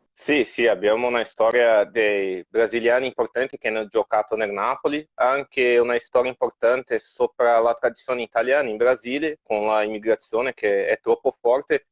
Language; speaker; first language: Italian; non-native, fluent; Portuguese